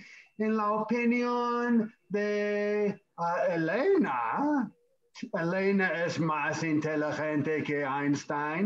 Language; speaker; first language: Spanish; non-native, fluent; English